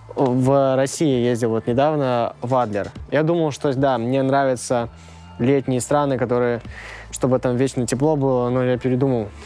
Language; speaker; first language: Russian; native; Russian